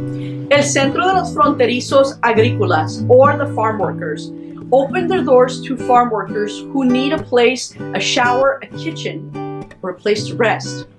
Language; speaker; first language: English; non-native, local second language; Spanish